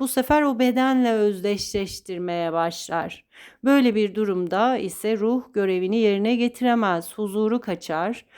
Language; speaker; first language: Turkish; native; Turkish